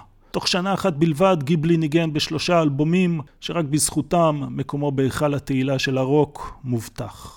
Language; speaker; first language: Hebrew; native; Hebrew